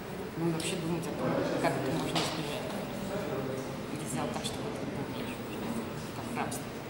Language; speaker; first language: Russian; native; Russian